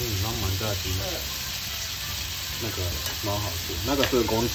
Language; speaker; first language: Chinese; non-native, fluent; Japanese